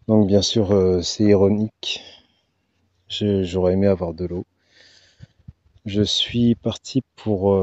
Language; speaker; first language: French; native; French